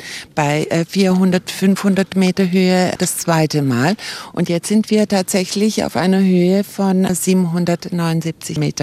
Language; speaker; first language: German; native; German